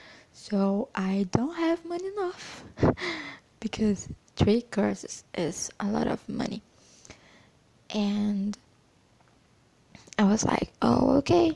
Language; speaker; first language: English; non-native, fluent; Portuguese